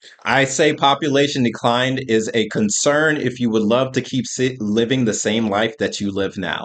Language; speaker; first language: English; native; English